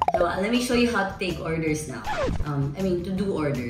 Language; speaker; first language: English; non-native, local second language; Filipino